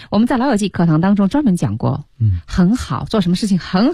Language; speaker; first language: Chinese; native; Chinese